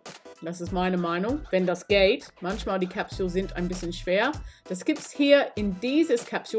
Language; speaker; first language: German; non-native, learner; English